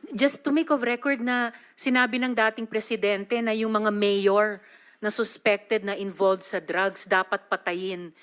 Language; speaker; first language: Filipino; native; Filipino